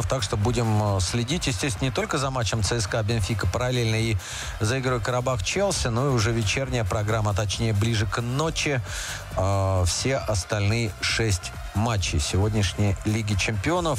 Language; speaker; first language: Russian; native; Russian